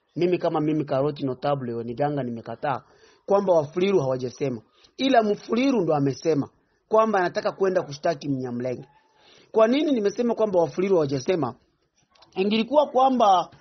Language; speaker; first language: Swahili; non-native, local second language; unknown